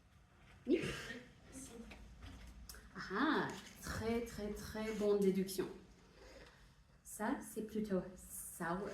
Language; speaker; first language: French; non-native, fluent; English